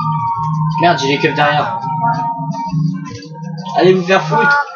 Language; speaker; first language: French; native; French